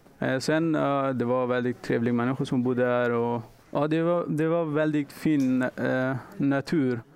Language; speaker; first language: Swedish; non-native, learner; Persian